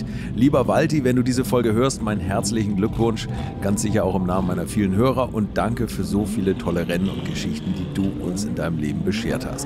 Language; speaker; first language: German; native; German